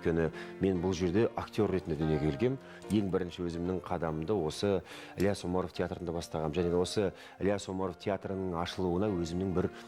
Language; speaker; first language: Kazakh; native; Kazakh